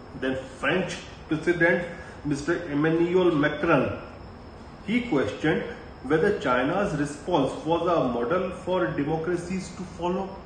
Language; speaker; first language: English; non-native, local second language; Hindi